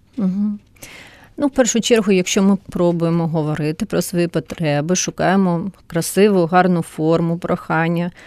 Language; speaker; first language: Ukrainian; non-native, local second language; Russian